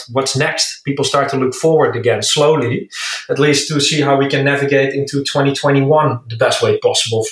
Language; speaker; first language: English; non-native, fluent; Dutch